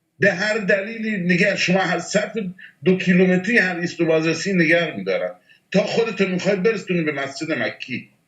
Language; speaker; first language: Persian; non-native, local second language; Baluchi